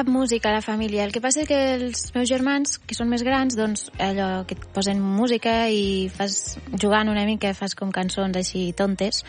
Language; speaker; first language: Catalan; native; Catalan